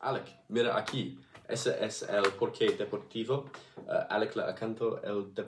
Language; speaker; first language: Spanish; non-native, learner; English